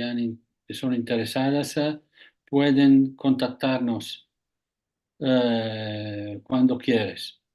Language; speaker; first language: Spanish; non-native, fluent; Italian